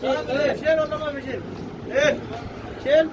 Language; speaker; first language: Arabic; non-native, learner; Urdu